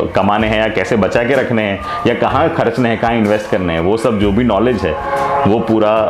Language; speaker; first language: Hindi; non-native, local second language; Gujarati